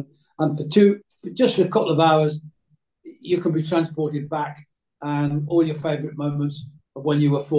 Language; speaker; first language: English; native; English